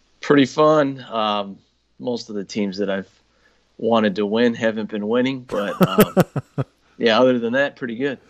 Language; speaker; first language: English; native; English